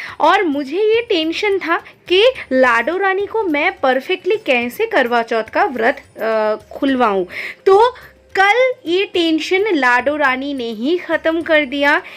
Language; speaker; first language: Hindi; non-native, local second language; Bangla